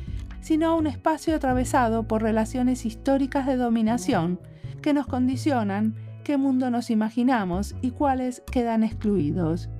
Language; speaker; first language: Spanish; native; Spanish